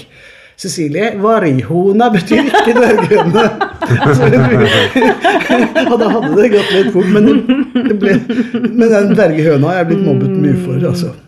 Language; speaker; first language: Norwegian; native; Norwegian